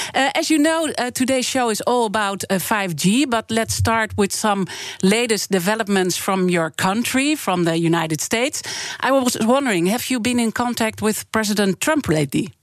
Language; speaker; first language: English; non-native, fluent; Dutch